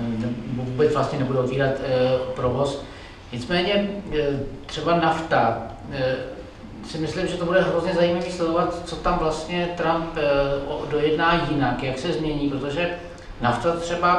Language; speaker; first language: Czech; native; Czech